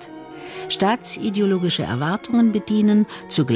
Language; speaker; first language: German; native; German